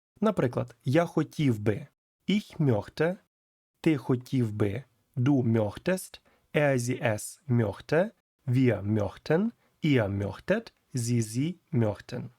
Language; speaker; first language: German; non-native, fluent; Ukrainian